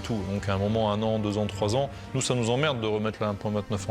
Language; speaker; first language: French; native; French